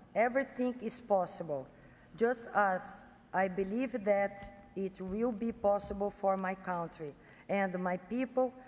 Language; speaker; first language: English; non-native, fluent; Portuguese